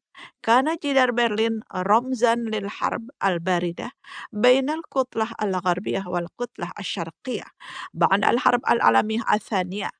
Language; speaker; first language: Arabic; non-native, fluent; Indonesian